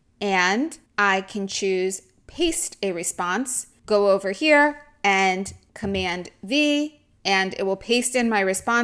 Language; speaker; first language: English; native; English